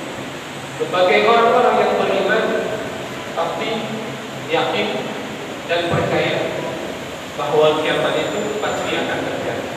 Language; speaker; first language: Indonesian; native; Indonesian